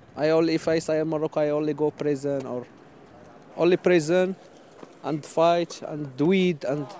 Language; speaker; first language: English; non-native, fluent; Arabic